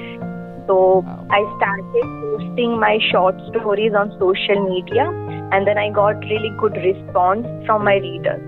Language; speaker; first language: English; non-native, local second language; Gujarati